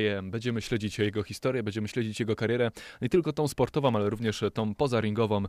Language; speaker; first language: Polish; native; Polish